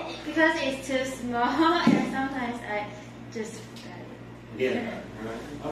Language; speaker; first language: English; non-native, learner; Chinese